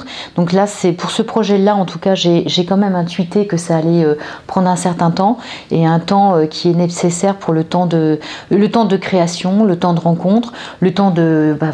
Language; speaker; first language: French; native; French